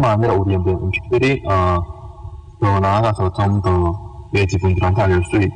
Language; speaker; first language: Korean; early bilingual, heritage; Korean